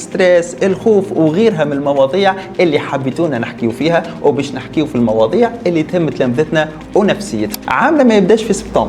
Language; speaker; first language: Arabic; native; Arabic